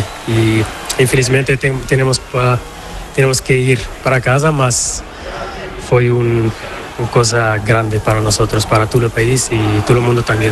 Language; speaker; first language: Spanish; non-native, learner; Portuguese